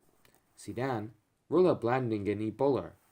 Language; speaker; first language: Swedish; non-native, learner; English